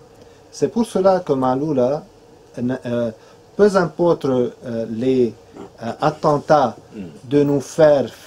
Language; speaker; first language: French; non-native, fluent; Arabic